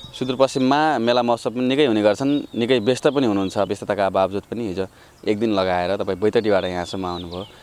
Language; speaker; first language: Nepali; native; Nepali